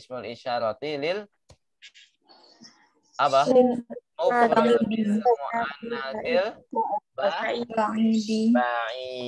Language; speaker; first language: Arabic; non-native, fluent; Indonesian